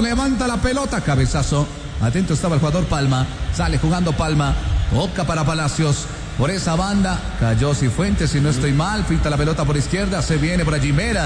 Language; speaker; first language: Spanish; native; Spanish